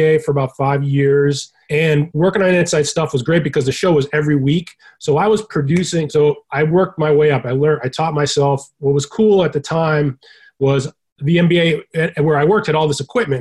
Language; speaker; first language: English; native; English